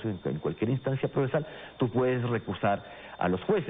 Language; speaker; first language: Spanish; native; Spanish